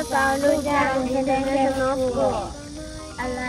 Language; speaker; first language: English; non-native, learner; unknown